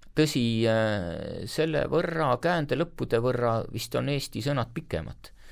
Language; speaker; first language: Estonian; native; Estonian